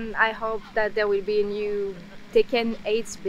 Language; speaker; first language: English; non-native, fluent; French